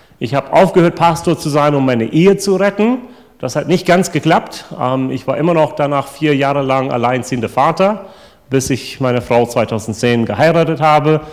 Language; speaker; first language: German; non-native, fluent; English